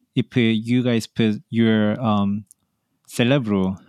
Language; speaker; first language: English; non-native, learner; Korean